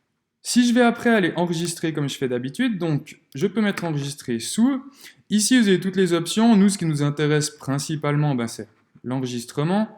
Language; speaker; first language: French; native; French